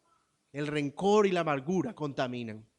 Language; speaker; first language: Spanish; native; Spanish